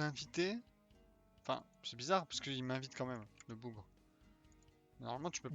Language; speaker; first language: French; native; French